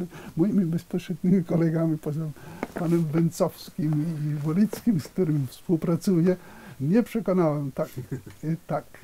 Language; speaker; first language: Polish; non-native, fluent; Italian